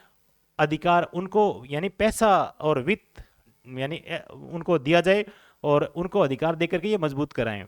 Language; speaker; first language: Hindi; native; Hindi